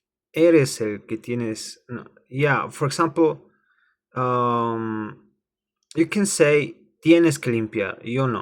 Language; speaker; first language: Spanish; non-native, learner; English